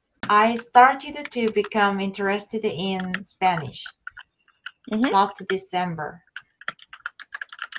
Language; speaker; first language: English; non-native, learner; Korean